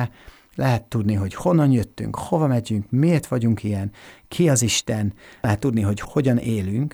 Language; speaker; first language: Hungarian; non-native, fluent; English